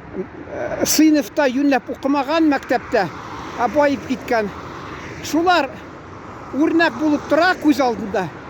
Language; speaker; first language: Tatar; early bilingual, heritage; Tatar